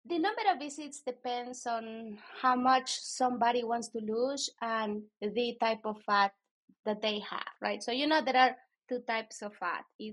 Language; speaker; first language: English; non-native, fluent; Spanish